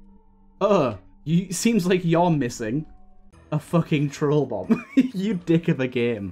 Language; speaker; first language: English; native; English